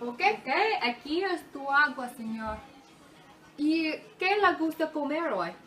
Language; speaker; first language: Spanish; non-native, learner; English